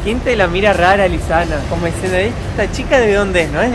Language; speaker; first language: Spanish; native; Spanish